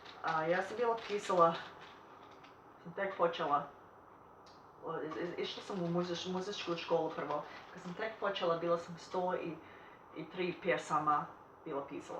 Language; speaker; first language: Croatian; early bilingual, heritage; Croatian